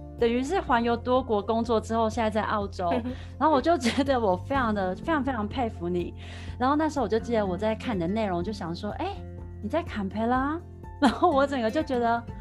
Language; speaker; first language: Chinese; native; Chinese